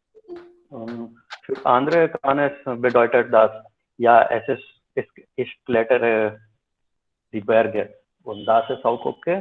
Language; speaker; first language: German; non-native, fluent; Hindi